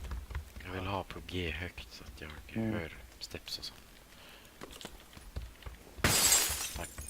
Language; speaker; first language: Swedish; native; Swedish